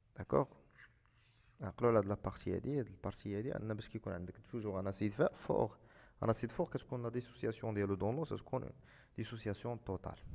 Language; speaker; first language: French; non-native, local second language; Arabic